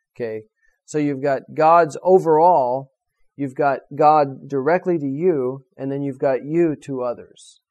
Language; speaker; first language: English; native; English